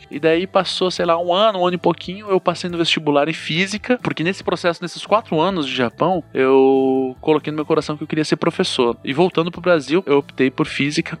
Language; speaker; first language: Portuguese; native; Portuguese